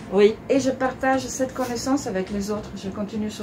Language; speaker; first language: French; non-native, fluent; Italian